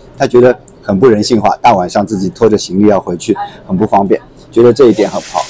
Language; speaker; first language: Chinese; native; Chinese